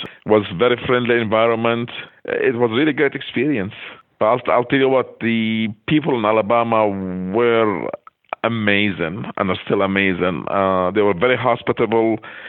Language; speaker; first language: English; non-native, fluent; Hebrew